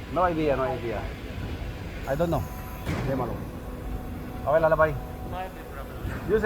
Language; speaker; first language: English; non-native, learner; Filipino